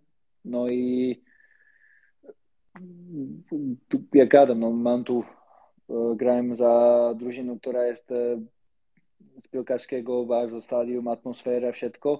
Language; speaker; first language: Polish; non-native, learner; Slovak